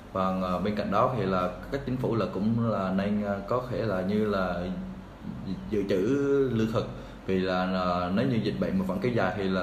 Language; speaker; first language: Vietnamese; native; Vietnamese